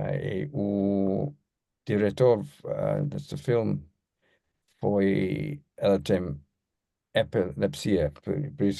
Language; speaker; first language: Portuguese; non-native, learner; English